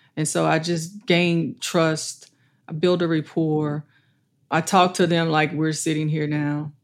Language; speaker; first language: English; native; English